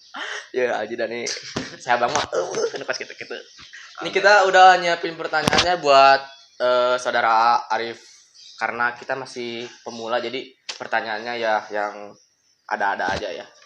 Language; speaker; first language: Indonesian; non-native, local second language; Sundanese